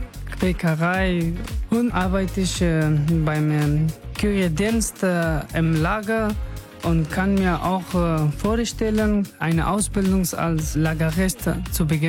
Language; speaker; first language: German; non-native, learner; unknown